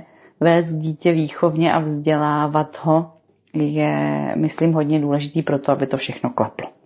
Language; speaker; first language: Czech; native; Czech